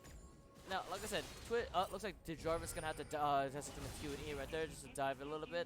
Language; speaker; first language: English; native; English